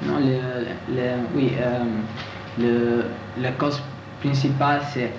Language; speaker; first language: French; non-native, learner; Italian